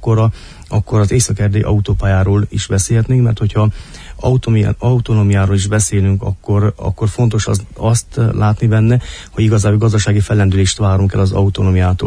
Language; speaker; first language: Hungarian; native; Hungarian